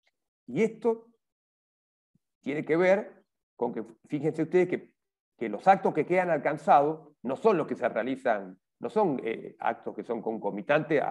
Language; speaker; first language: Spanish; native; Spanish